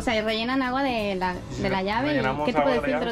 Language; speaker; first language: Spanish; native; Spanish